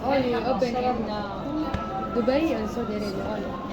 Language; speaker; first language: English; non-native, learner; Arabic